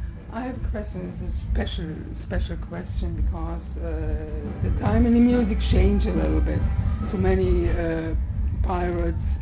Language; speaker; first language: English; non-native, learner; German